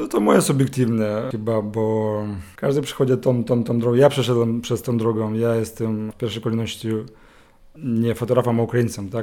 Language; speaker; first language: Polish; non-native, learner; Ukrainian